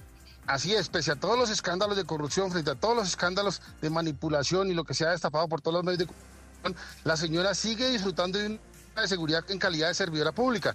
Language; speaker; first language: Spanish; native; Spanish